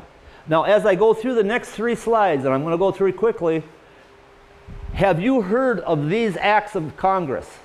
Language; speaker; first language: English; native; English